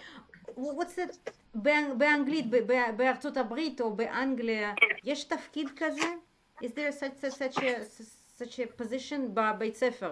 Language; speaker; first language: Hebrew; native; Hebrew